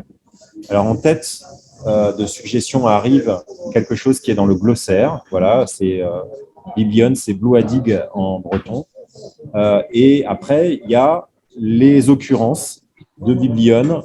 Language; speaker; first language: French; native; French